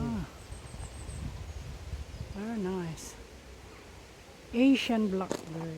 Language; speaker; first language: English; non-native, fluent; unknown